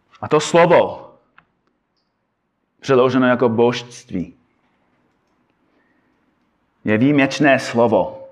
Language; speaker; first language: Czech; non-native, fluent; English